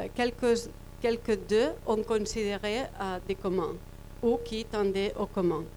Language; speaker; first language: French; non-native, fluent; Spanish